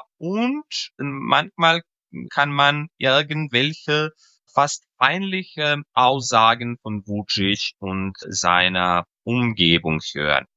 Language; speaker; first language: German; non-native, fluent; Serbian